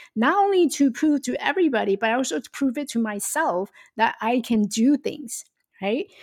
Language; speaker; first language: English; non-native, fluent; Chinese